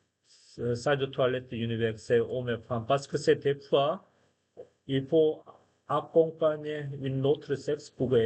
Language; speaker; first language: French; non-native, fluent; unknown